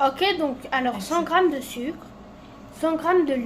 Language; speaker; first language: French; native; French